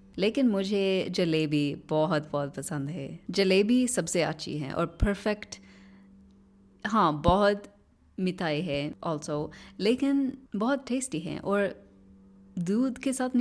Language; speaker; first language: Hindi; non-native, learner; English